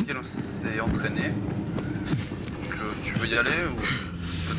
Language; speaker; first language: French; native; French